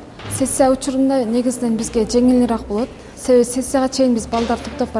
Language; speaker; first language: Kyrgyz; non-native, local second language; Uzbek